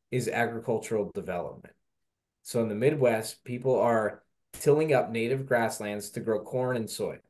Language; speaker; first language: English; native; English